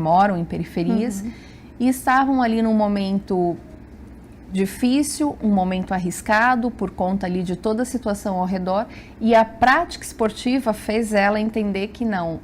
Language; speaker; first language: Portuguese; native; Portuguese